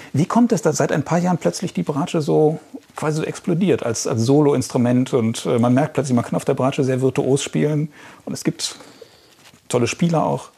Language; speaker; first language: German; native; German